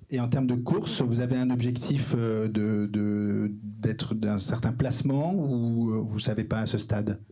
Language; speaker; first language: French; native; French